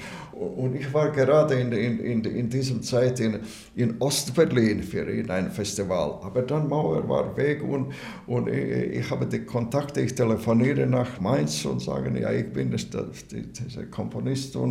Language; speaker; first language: German; non-native, learner; Latvian